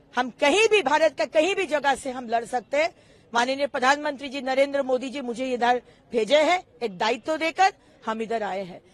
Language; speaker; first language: Hindi; non-native, local second language; Bangla